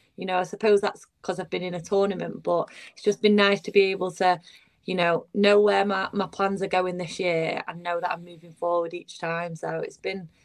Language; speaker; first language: English; early bilingual, other home language; Bulgarian